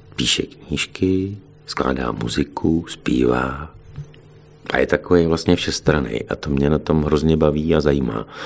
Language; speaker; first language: Czech; native; Czech